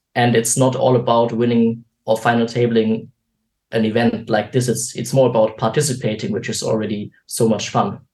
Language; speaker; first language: English; non-native, fluent; German